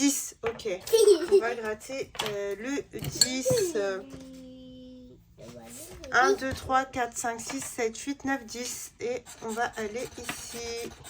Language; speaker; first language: French; native; French